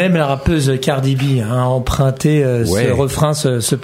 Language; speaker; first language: French; native; French